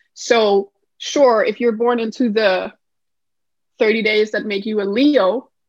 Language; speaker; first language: English; non-native, fluent; Danish